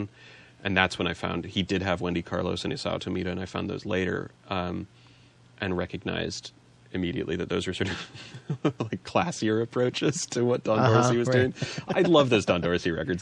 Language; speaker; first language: English; native; English